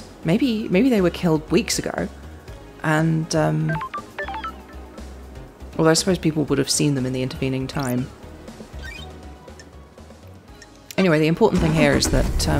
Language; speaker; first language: English; native; English